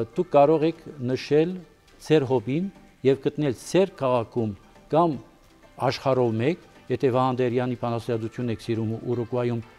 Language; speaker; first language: Armenian; early bilingual, heritage; Armenian